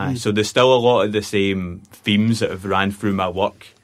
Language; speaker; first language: English; native; English